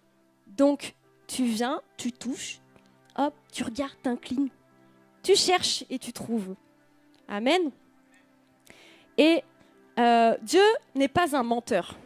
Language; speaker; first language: French; native; French